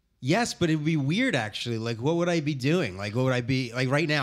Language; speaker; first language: English; native; English